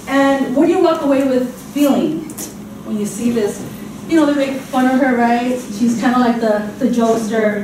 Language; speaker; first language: English; native; English